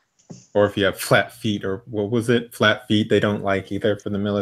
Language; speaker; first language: English; native; English